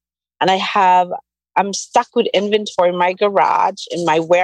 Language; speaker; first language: English; non-native, local second language; Cebuano